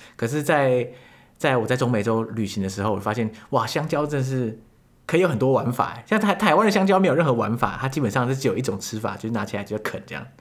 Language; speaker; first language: Chinese; native; Chinese